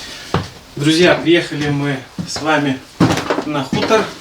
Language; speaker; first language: Russian; native; Russian